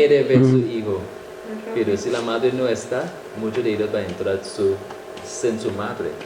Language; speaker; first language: Spanish; non-native, fluent; English